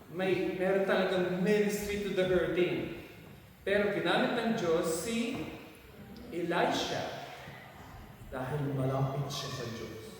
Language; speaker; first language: Filipino; native; Filipino